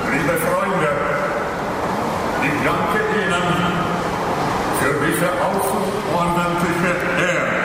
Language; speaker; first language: German; non-native, fluent; Czech